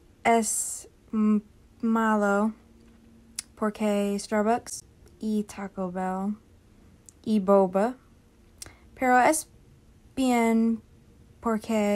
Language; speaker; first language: Spanish; non-native, learner; English